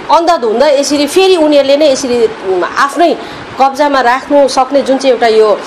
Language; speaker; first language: Nepali; native; Nepali